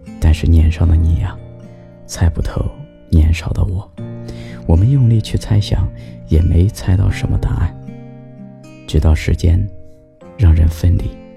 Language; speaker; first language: Chinese; native; Chinese